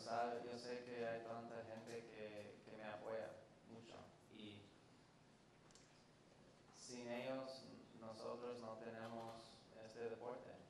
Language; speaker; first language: Spanish; non-native, fluent; English